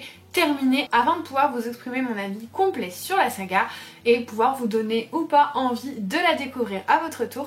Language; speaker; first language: French; native; French